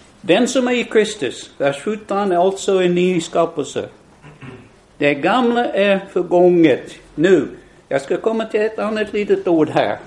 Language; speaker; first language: Swedish; non-native, fluent; English